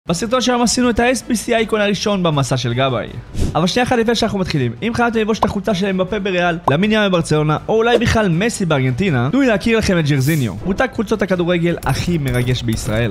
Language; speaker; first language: Hebrew; native; Hebrew